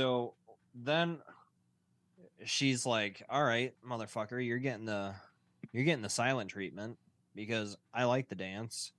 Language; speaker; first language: English; native; English